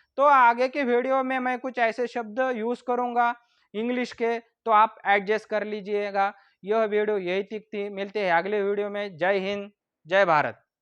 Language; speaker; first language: Hindi; non-native, local second language; Marathi